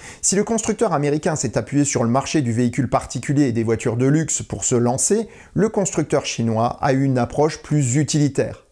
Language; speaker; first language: French; native; French